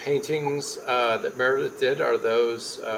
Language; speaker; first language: English; native; English